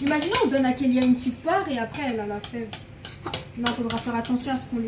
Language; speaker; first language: French; native; French